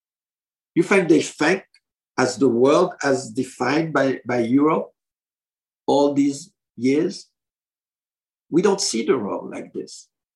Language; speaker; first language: English; non-native, fluent; French